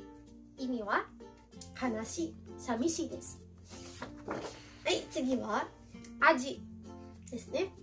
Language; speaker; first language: Japanese; non-native, fluent; Filipino